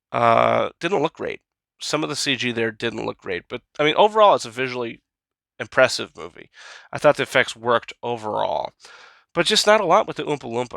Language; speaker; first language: English; native; English